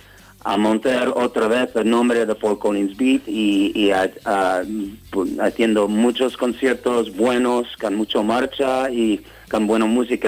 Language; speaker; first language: Spanish; non-native, fluent; English